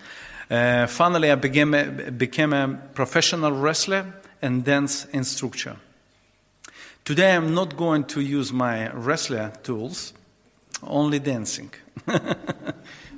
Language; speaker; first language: English; non-native, learner; Ukrainian